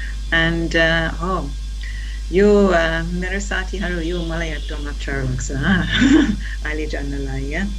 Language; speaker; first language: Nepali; non-native, learner; English